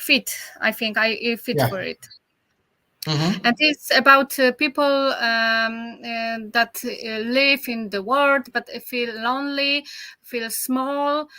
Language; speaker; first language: English; non-native, learner; Polish